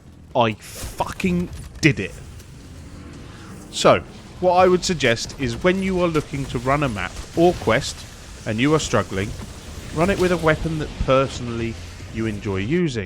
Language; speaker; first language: English; native; English